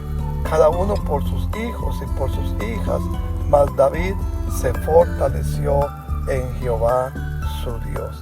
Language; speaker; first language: Spanish; native; Spanish